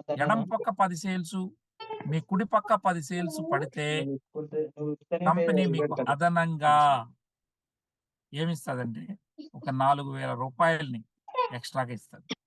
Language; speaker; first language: Telugu; native; Telugu